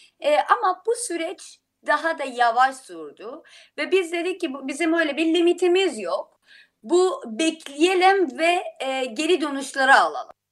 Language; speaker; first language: Turkish; non-native, fluent; Persian